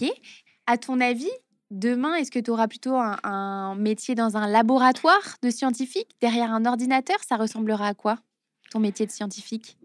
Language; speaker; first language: French; native; French